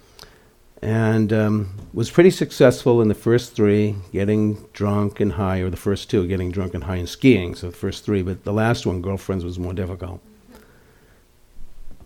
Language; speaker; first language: English; native; English